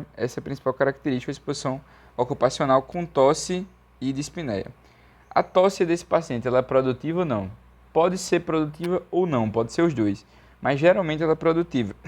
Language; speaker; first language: Portuguese; native; Portuguese